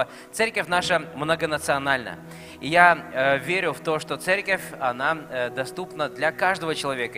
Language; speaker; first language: Russian; native; Russian